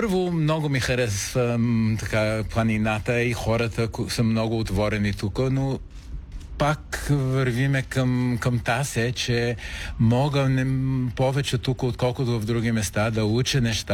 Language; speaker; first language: Bulgarian; non-native, fluent; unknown